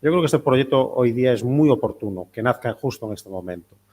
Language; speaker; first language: Spanish; non-native, local second language; Galician